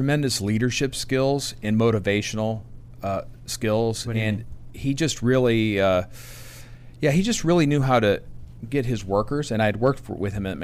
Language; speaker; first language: English; native; English